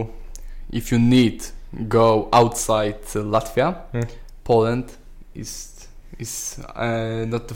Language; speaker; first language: English; non-native, learner; Polish